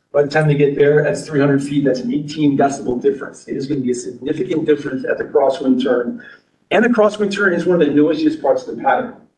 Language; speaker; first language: English; native; English